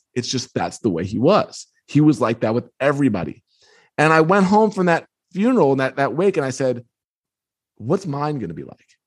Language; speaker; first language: English; native; English